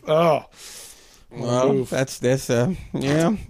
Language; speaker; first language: English; non-native, fluent; Finnish